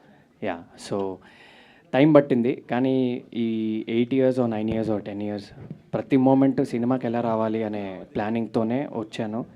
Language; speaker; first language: Telugu; native; Telugu